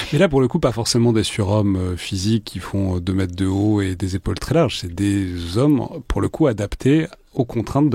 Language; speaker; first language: French; native; French